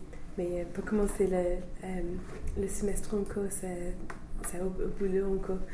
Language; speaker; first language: French; non-native, fluent; English